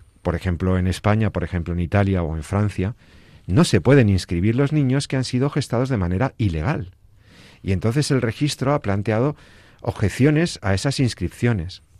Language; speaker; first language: Spanish; native; Spanish